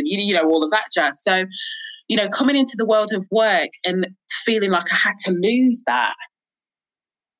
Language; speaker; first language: English; native; English